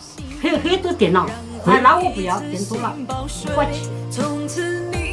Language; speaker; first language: Chinese; native; Chinese